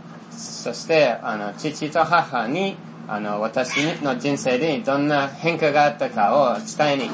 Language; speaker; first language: Japanese; non-native, fluent; Finnish